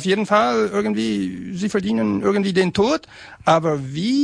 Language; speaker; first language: German; non-native, fluent; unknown